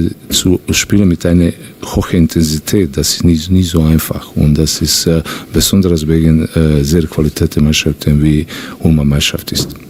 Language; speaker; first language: German; non-native, learner; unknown